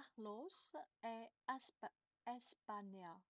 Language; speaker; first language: French; non-native, learner; Chinese